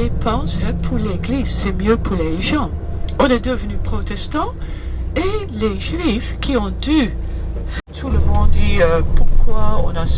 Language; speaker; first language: French; early bilingual, heritage; Dutch